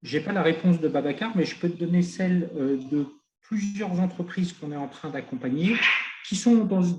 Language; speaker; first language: French; native; French